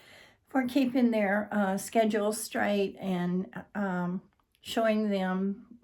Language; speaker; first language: English; native; English